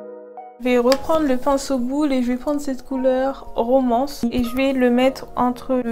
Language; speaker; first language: French; native; French